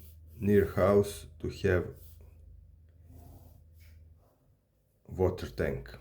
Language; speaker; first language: English; non-native, learner; Serbian